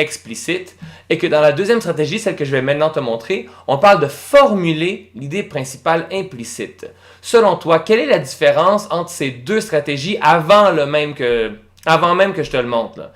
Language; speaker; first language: French; native; French